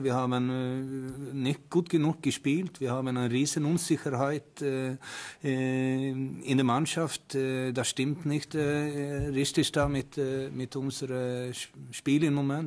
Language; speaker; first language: German; non-native, fluent; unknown